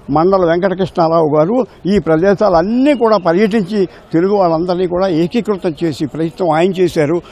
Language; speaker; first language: Telugu; native; Telugu